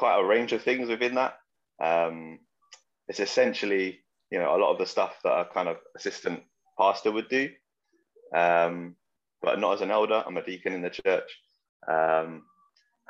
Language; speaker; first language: English; native; English